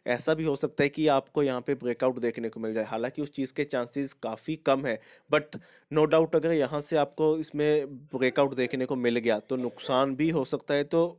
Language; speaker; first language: Hindi; native; Hindi